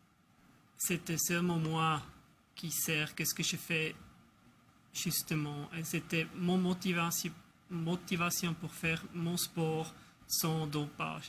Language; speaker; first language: French; non-native, local second language; German